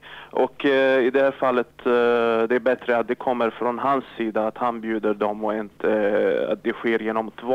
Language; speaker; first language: Swedish; non-native, fluent; Arabic